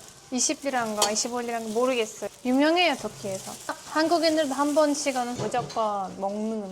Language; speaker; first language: Korean; non-native, learner; Turkish